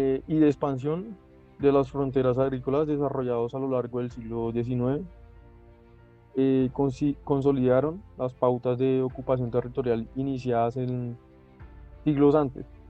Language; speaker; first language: Spanish; native; Spanish